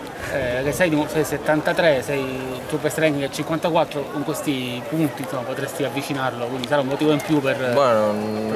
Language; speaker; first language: Italian; native; Italian